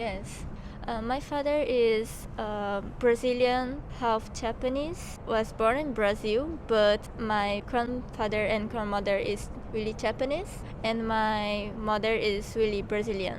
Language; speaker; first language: English; non-native, local second language; Portuguese